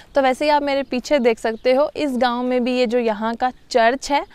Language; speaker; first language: Hindi; native; Hindi